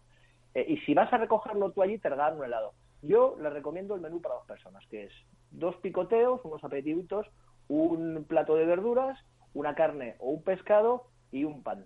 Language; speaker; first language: Spanish; native; Spanish